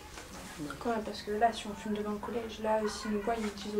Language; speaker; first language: French; native; French